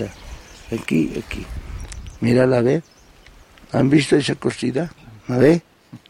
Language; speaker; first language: Spanish; non-native, local second language; Quechua